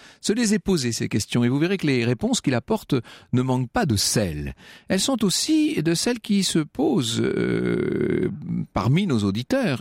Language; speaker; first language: French; native; French